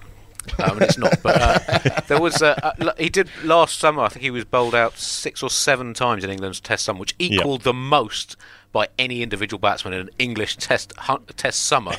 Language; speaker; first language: English; native; English